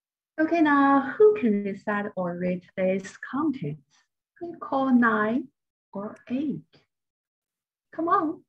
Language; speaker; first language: English; non-native, learner; Chinese